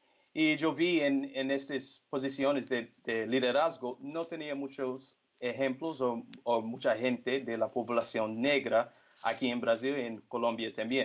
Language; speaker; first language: Spanish; non-native, fluent; Portuguese